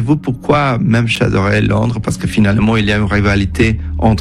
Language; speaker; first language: French; non-native, fluent; Spanish